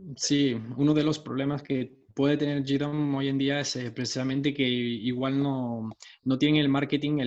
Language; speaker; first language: Spanish; non-native, fluent; French